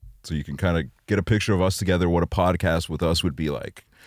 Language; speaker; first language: English; early bilingual, other home language; Estonian